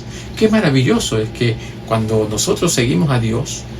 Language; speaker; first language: Spanish; native; Spanish